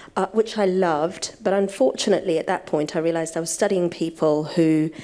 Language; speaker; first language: English; native; English